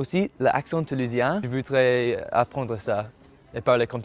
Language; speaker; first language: French; non-native, learner; English